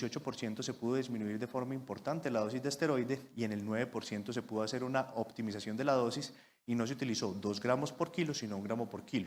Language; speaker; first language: Spanish; native; Spanish